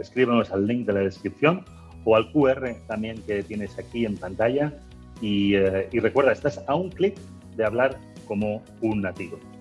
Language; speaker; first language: Spanish; native; Spanish